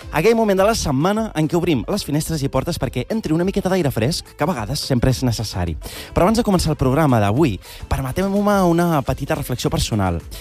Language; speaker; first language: Catalan; early bilingual, other home language; Arabic